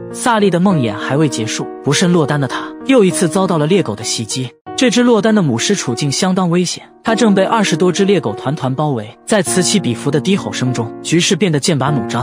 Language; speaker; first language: Chinese; native; Chinese